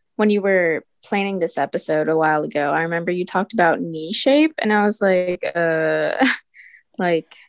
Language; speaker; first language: English; early bilingual, other home language; Filipino